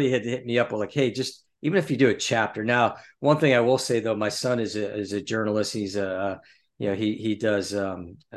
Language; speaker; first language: English; native; English